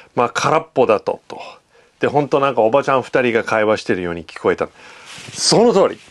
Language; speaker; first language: Japanese; non-native, fluent; English